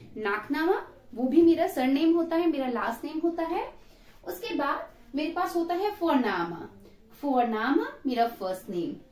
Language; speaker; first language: Hindi; native; Hindi